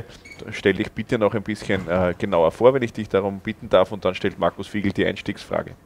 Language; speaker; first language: German; native; German